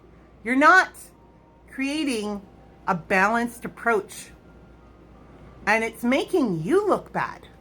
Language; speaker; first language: English; native; English